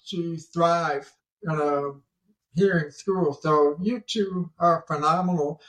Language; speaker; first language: English; native; English